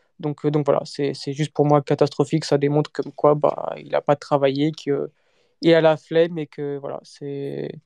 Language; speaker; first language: French; early bilingual, other home language; Portuguese